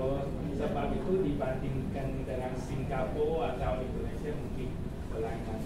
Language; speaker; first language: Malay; non-native, local second language; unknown